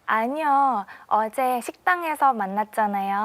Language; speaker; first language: Korean; non-native, learner; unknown